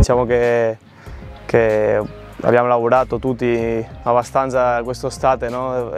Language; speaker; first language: Italian; non-native, fluent; Spanish